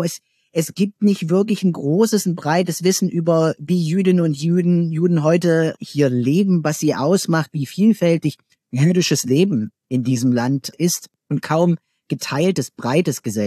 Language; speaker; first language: German; native; German